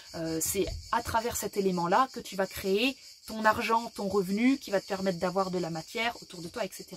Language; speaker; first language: French; native; French